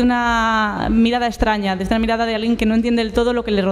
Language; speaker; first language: Spanish; native; Spanish